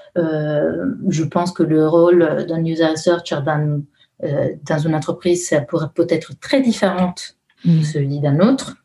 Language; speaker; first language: French; non-native, fluent; Italian